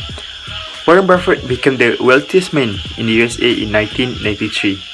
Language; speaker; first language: English; non-native, local second language; Malay